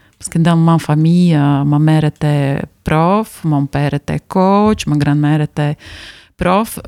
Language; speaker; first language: French; non-native, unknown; Latvian